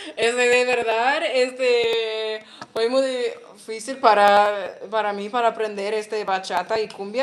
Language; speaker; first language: Spanish; non-native, learner; English